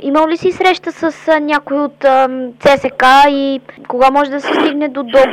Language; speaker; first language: Bulgarian; native; Bulgarian